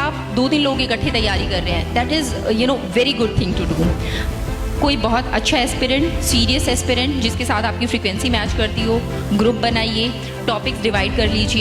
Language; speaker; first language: Hindi; native; Hindi